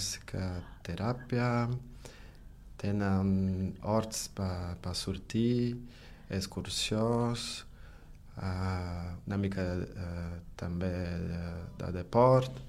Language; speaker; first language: Catalan; non-native, learner; Portuguese